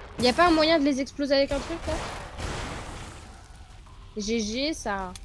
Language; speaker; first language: French; native; French